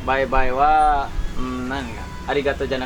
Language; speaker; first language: Japanese; non-native, learner; Indonesian